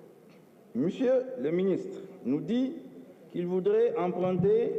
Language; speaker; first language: French; non-native, local second language; Wolof